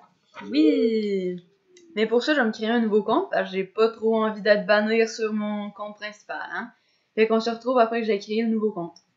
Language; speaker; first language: French; native; French